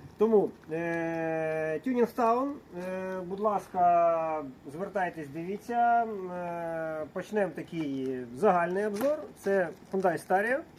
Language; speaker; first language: Ukrainian; non-native, local second language; Russian